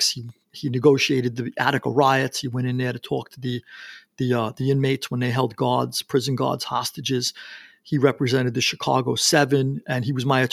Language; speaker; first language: English; native; English